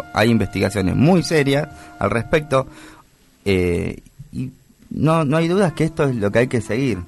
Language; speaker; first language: Spanish; native; Spanish